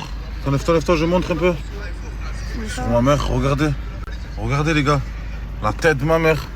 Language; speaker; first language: French; native; French